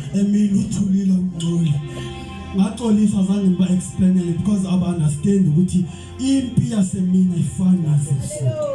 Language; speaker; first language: Zulu; non-native, local second language; Xhosa